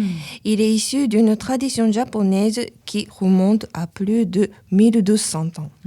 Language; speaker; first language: French; non-native, learner; Japanese